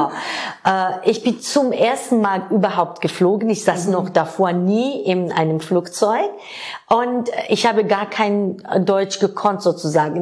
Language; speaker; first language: German; non-native, fluent; Georgian